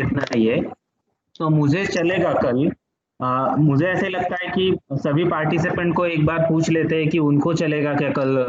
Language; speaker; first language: Hindi; non-native, local second language; Marathi